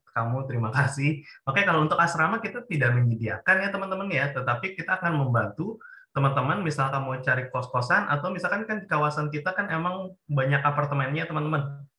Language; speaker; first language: Indonesian; native; Indonesian